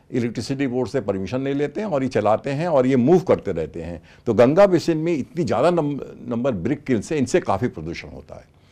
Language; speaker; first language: Hindi; native; Hindi